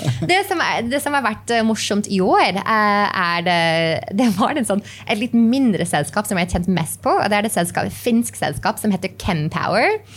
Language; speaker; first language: Norwegian; non-native, fluent; English